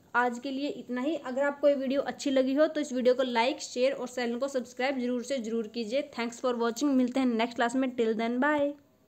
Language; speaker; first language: Hindi; native; Hindi